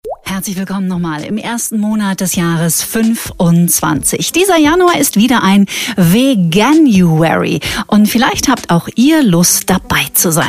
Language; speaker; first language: German; native; German